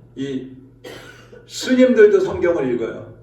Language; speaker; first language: Korean; native; Korean